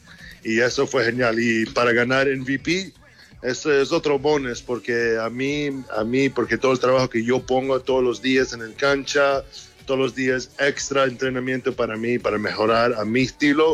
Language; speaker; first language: Spanish; early bilingual, heritage; English